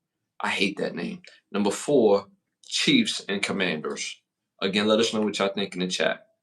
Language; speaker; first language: English; native; English